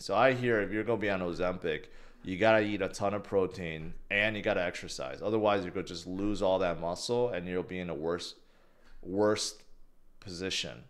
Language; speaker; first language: English; native; English